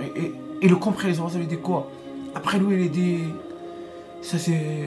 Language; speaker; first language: French; non-native, learner; Arabic